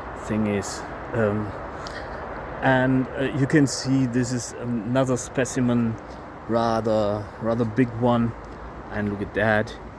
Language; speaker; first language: English; non-native, fluent; German